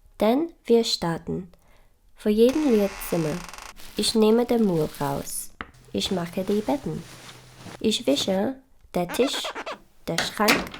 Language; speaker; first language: German; non-native, learner; English